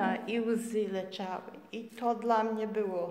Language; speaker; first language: Polish; early bilingual, heritage; Polish